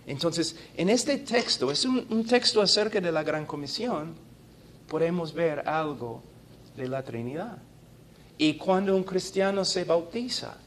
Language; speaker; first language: Spanish; non-native, fluent; English